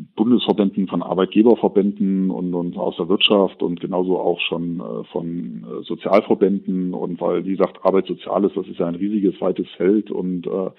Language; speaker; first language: German; native; German